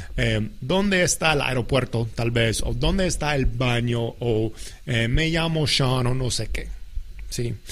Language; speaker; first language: Spanish; non-native, fluent; English